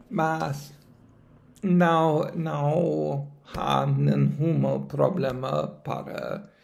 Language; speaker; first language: Portuguese; non-native, learner; English